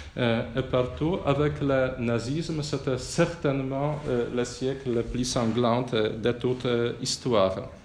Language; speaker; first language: French; non-native, fluent; Polish